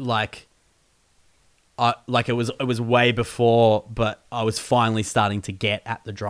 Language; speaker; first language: English; native; English